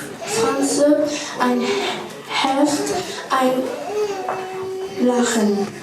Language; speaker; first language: German; early bilingual, other home language; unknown